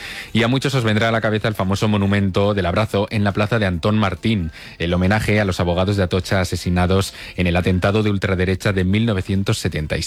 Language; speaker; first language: Spanish; native; Spanish